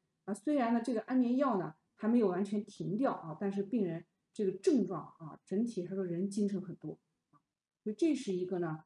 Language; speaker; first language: Chinese; native; Chinese